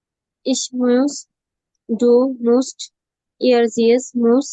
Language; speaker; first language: German; non-native, learner; Bangla